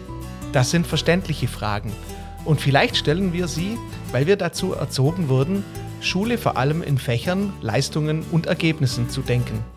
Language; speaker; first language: German; native; German